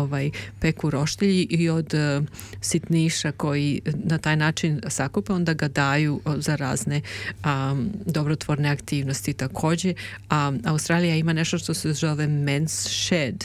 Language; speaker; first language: Serbian; native; Serbian